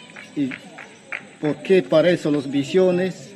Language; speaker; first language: Spanish; non-native, local second language; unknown